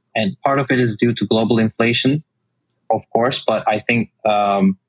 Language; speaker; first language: English; non-native, fluent; Turkish